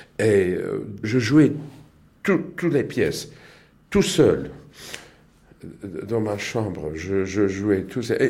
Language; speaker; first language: French; non-native, learner; English